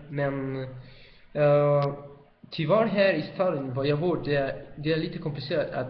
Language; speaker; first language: Swedish; non-native, learner; Spanish